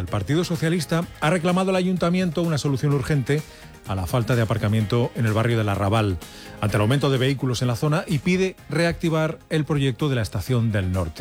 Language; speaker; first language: Spanish; native; Spanish